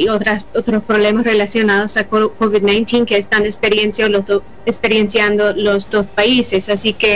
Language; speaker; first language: Spanish; non-native, fluent; English